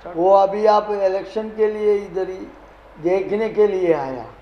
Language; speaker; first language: Hindi; non-native, local second language; Malayalam